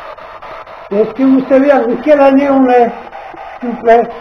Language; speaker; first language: French; native; French